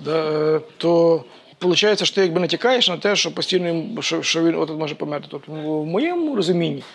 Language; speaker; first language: Ukrainian; native; Ukrainian